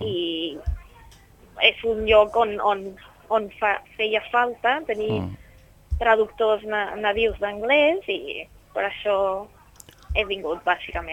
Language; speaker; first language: Catalan; non-native, fluent; English